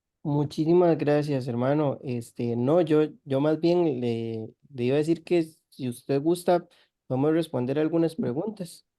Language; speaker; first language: Spanish; native; Spanish